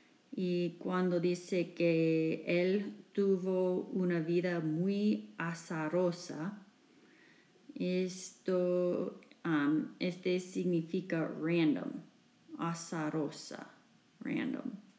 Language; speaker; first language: Spanish; non-native, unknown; English